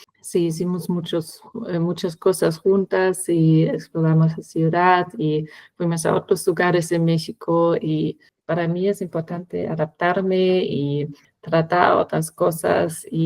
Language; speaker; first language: Spanish; non-native, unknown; German